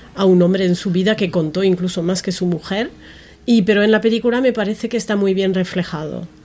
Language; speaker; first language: Spanish; non-native, fluent; French